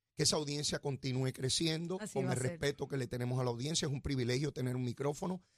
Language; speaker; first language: Spanish; native; Spanish